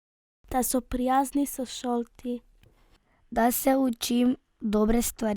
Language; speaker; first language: Slovenian; early bilingual, other home language; Arabic